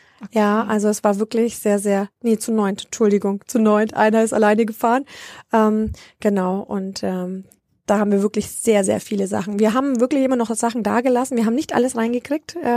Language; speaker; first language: German; early bilingual, other home language; Romanian